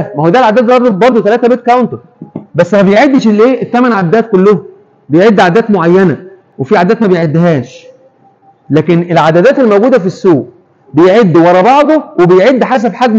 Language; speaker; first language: Arabic; native; Arabic